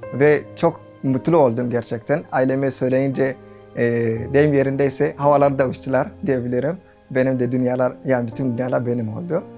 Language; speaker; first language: Turkish; non-native, fluent; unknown